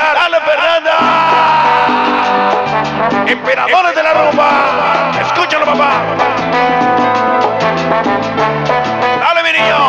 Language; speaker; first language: Spanish; native; Spanish